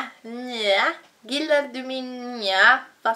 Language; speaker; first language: Swedish; non-native, learner; Italian